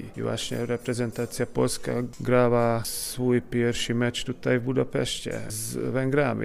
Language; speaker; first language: Polish; non-native, fluent; Hungarian